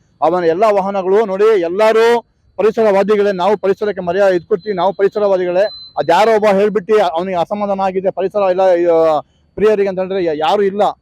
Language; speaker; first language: Kannada; non-native, local second language; Urdu